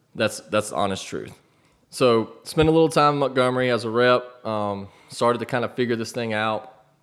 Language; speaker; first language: English; native; English